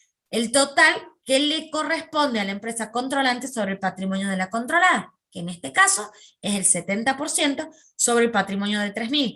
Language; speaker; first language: Spanish; native; Spanish